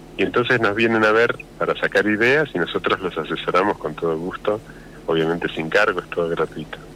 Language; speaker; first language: Spanish; native; Spanish